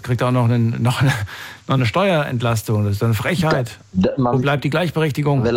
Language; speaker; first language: German; native; German